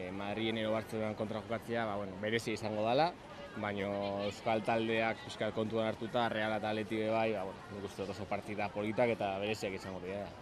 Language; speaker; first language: Basque; native; Basque